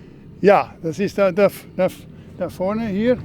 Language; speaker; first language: German; non-native, learner; Dutch